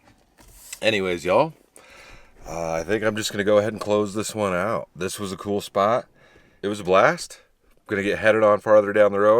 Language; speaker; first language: English; native; English